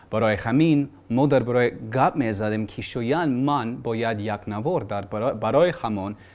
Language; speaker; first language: Persian; non-native, learner; English